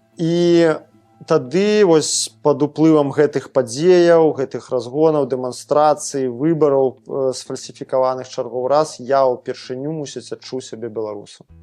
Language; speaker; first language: Belarusian; non-native, local second language; Russian